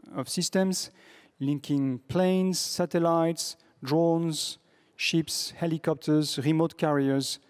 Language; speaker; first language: English; non-native, fluent; French